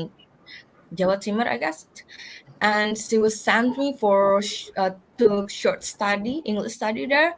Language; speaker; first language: English; non-native, learner; Indonesian